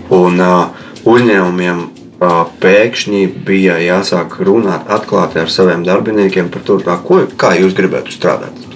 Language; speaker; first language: Latvian; non-native, local second language; Russian